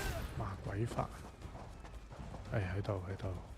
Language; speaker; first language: Chinese; native; Chinese